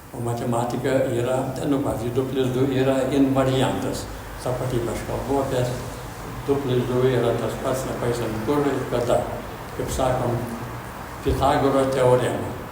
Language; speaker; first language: Lithuanian; early bilingual, heritage; Lithuanian